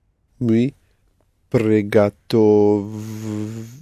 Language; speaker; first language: Russian; non-native, learner; English